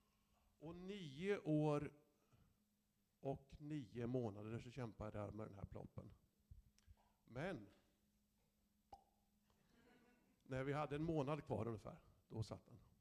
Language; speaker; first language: Swedish; native; Swedish